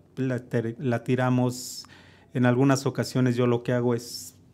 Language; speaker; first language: Spanish; native; Spanish